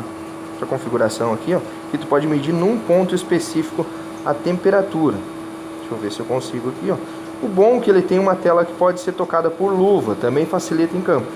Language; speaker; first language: Portuguese; native; Portuguese